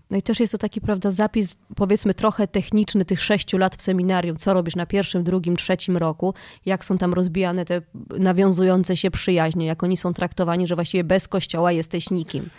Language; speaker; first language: Polish; native; Polish